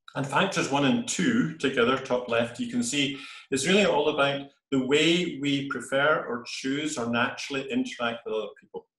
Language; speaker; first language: English; native; English